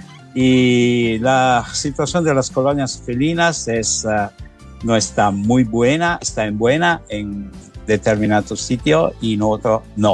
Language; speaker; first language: Spanish; non-native, learner; Italian